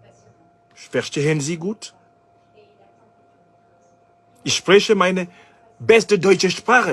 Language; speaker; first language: German; non-native, learner; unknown